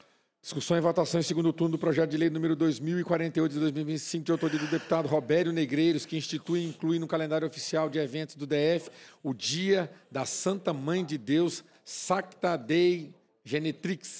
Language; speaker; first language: Portuguese; native; Portuguese